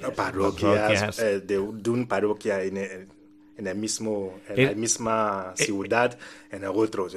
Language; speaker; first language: Spanish; non-native, learner; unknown